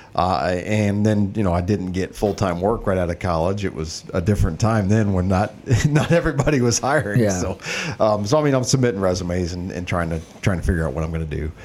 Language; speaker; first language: English; native; English